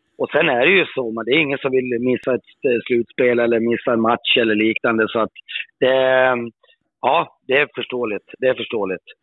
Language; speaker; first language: Swedish; native; Swedish